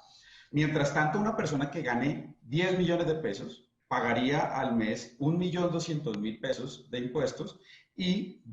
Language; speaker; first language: Spanish; native; Spanish